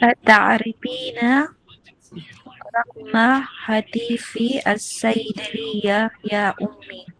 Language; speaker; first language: Arabic; non-native, learner; Filipino